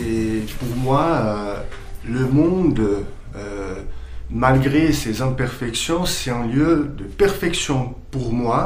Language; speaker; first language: French; non-native, fluent; Portuguese